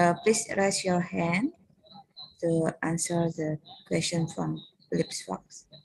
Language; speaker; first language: English; non-native, learner; Indonesian